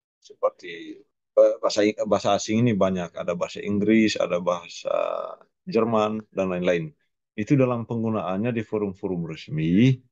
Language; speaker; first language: Indonesian; non-native, local second language; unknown